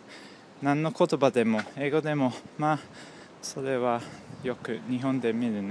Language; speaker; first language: Japanese; non-native, learner; English